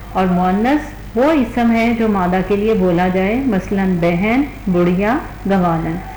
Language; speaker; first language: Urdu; native; Urdu